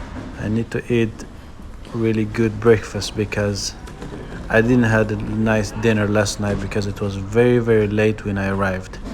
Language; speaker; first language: English; non-native, fluent; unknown